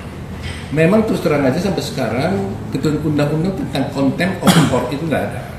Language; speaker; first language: Indonesian; native; Indonesian